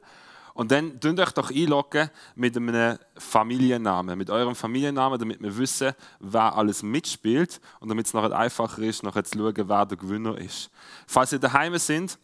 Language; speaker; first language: German; native; German